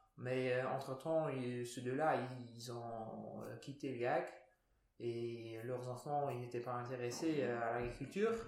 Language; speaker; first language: French; non-native, local second language; Luxembourgish